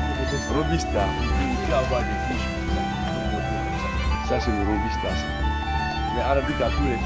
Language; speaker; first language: French; non-native, local second language; Fula